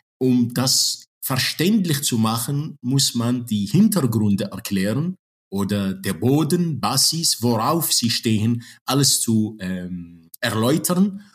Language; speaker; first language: German; non-native, fluent; Arabic